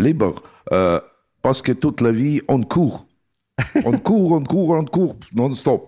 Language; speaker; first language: French; non-native, learner; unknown